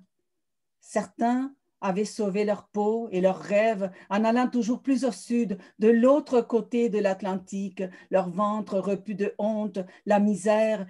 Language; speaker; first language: French; early bilingual, other home language; Spanish